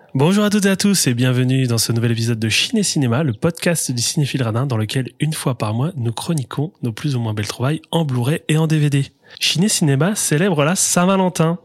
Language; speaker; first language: French; native; French